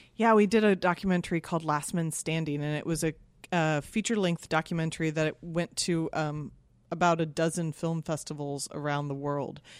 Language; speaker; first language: English; native; English